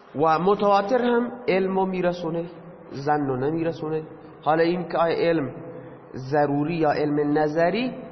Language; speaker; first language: Persian; non-native, local second language; Baluchi